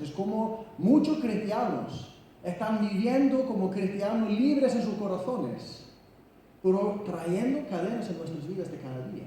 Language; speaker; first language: Spanish; non-native, fluent; Icelandic